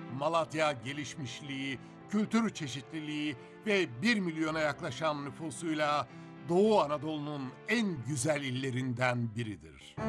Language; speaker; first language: Turkish; native; Turkish